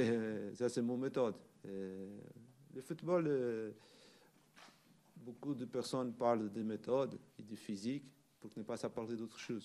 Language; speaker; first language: French; non-native, learner; Portuguese